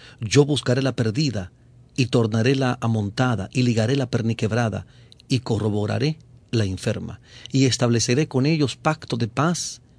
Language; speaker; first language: Spanish; native; Spanish